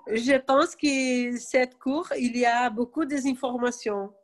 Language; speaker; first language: French; non-native, learner; Portuguese